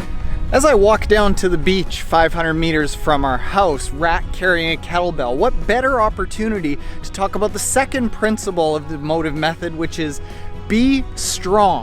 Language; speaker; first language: English; native; English